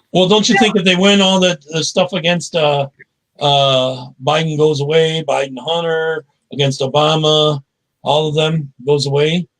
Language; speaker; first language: English; native; English